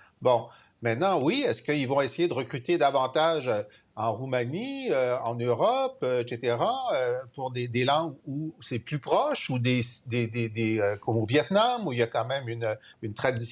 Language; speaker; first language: French; native; French